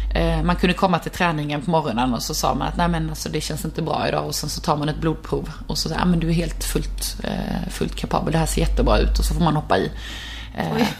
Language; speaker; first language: Swedish; native; Swedish